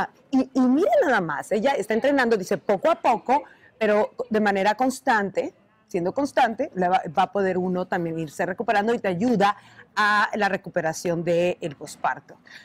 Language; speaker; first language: Spanish; native; Spanish